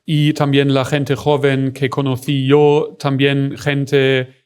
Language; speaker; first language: Spanish; non-native, fluent; German